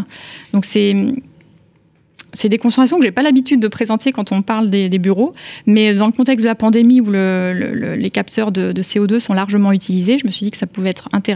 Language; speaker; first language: French; native; French